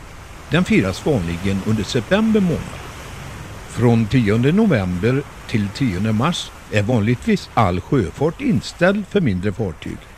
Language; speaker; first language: Swedish; native; Swedish